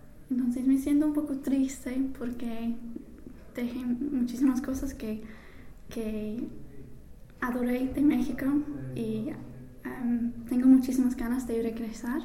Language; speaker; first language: Spanish; non-native, fluent; English